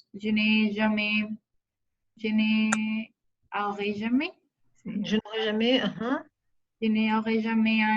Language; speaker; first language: French; non-native, learner; Spanish